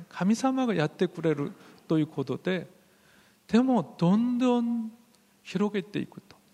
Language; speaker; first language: Japanese; non-native, fluent; Korean